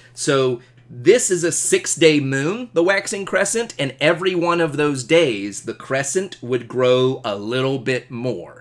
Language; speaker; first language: English; native; English